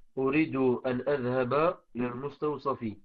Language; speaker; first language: Arabic; non-native, learner; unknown